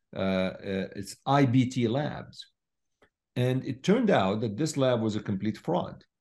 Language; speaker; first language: English; non-native, fluent; Arabic